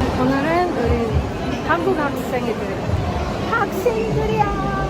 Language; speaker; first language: Korean; non-native, learner; Filipino